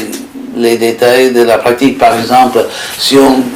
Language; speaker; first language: French; non-native, fluent; English